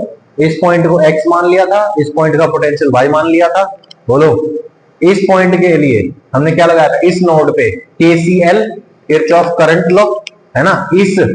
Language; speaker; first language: Hindi; native; Hindi